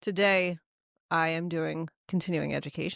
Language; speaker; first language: English; native; English